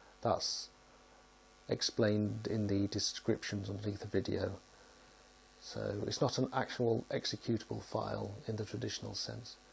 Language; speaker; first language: English; native; English